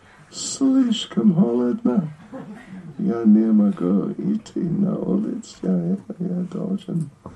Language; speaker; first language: Russian; non-native, learner; English